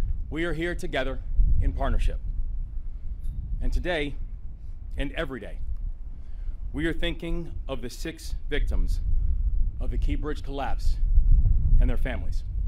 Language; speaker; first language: English; native; English